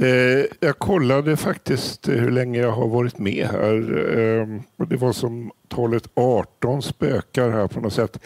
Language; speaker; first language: Swedish; native; Swedish